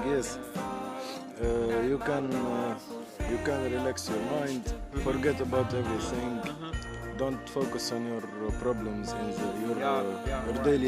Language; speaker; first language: English; non-native, fluent; Arabic